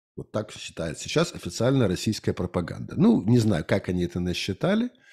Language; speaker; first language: Russian; native; Russian